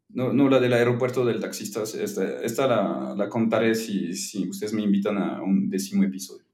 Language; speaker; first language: Spanish; non-native, fluent; French